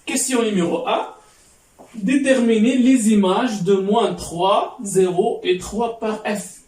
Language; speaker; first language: French; non-native, local second language; Arabic